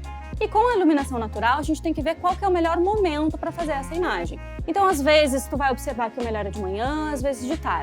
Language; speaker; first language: Portuguese; native; Portuguese